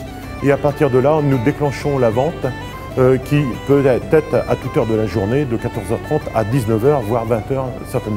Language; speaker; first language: French; native; French